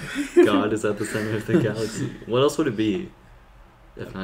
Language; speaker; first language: English; native; English